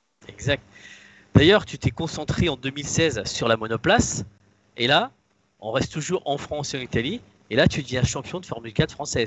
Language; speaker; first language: French; native; French